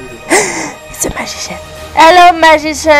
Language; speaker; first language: English; non-native, learner; French